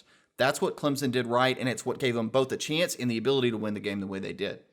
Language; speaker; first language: English; native; English